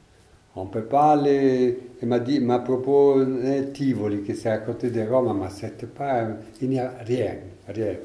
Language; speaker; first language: French; non-native, learner; Italian